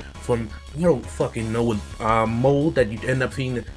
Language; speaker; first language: English; native; English